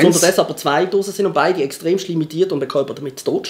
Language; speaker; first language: German; native; German